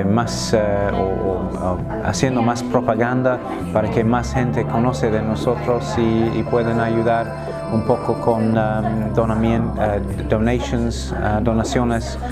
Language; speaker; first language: Spanish; non-native, fluent; English